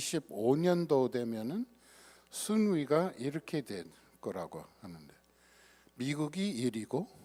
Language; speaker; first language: Korean; non-native, fluent; English